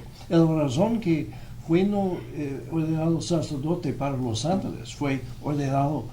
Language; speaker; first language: Spanish; non-native, fluent; English